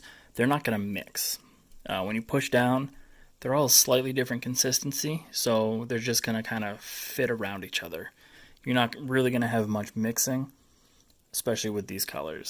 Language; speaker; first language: English; native; English